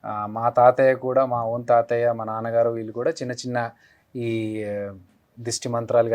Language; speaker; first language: Telugu; native; Telugu